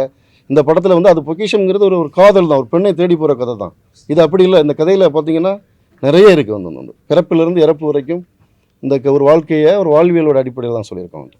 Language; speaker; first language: Tamil; native; Tamil